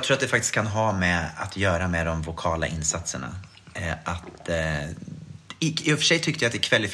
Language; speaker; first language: Swedish; native; Swedish